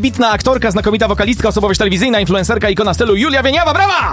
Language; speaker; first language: Polish; native; Polish